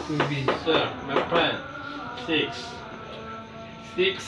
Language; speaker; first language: English; non-native, learner; Indonesian